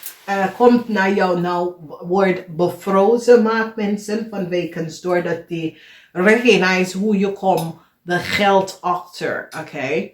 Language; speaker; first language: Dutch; non-native, fluent; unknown